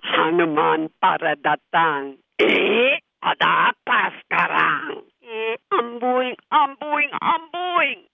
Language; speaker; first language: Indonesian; non-native, fluent; English